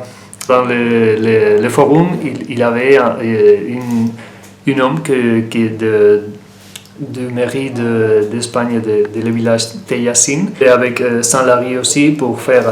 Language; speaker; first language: French; non-native, learner; Spanish